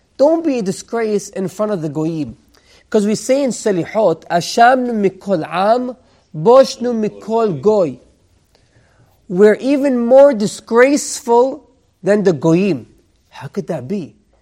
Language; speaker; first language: English; native; English